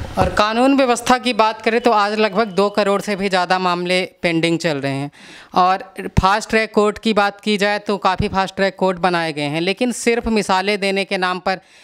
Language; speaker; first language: Hindi; native; Hindi